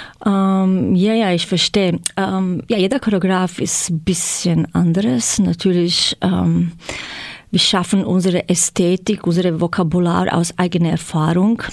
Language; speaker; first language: German; non-native, fluent; Croatian